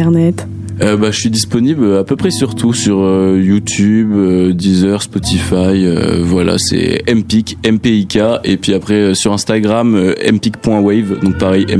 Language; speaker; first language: French; native; French